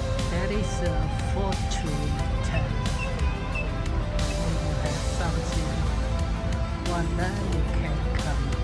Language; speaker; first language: English; non-native, learner; Khmer